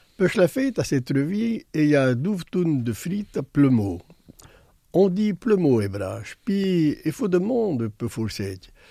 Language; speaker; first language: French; native; French